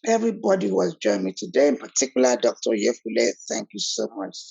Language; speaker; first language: English; non-native, local second language; Yoruba